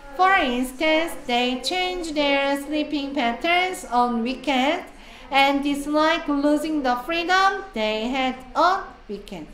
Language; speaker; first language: English; non-native, fluent; Korean